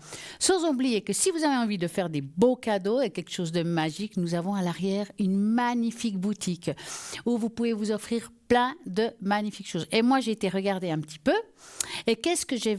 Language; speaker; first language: French; native; French